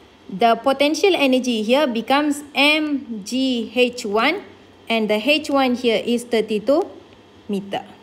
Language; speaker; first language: English; non-native, local second language; Malay